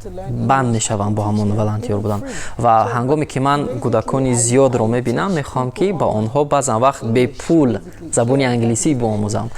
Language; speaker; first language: Persian; non-native, fluent; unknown